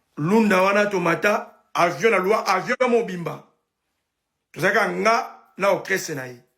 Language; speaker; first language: Lingala; native; Lingala